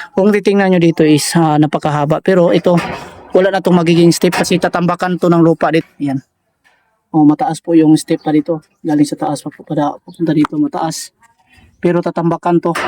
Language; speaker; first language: Filipino; non-native, local second language; Cebuano